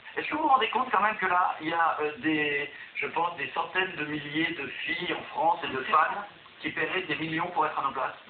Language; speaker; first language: French; native; French